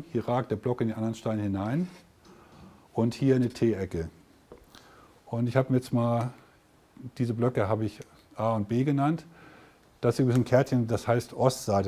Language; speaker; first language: German; native; German